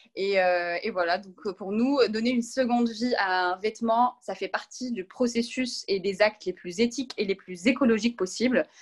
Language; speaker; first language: French; non-native, local second language; Arabic